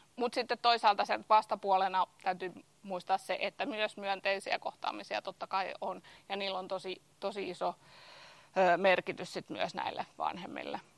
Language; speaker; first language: Finnish; native; Finnish